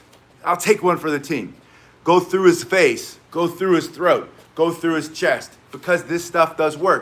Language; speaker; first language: English; native; English